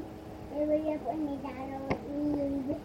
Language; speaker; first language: Spanish; early bilingual, heritage; Spanish